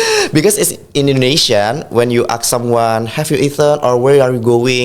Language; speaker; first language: English; non-native, fluent; Indonesian